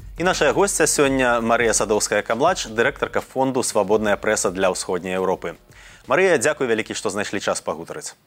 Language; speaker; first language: Belarusian; native; Belarusian